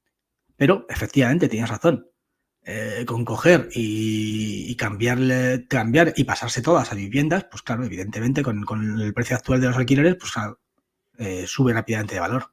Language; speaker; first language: Spanish; native; Spanish